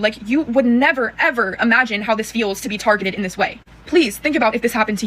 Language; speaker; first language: English; native; English